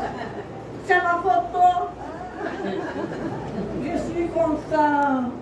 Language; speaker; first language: French; non-native, learner; Portuguese